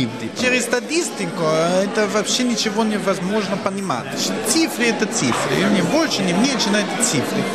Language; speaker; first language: Russian; non-native, fluent; German